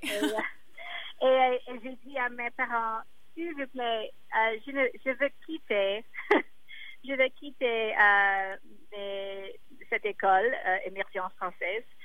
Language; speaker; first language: French; non-native, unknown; English